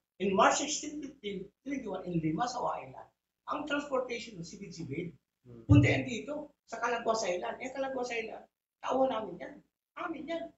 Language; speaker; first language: Filipino; non-native, local second language; Bikol